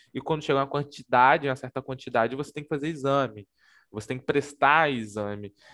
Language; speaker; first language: Portuguese; native; Portuguese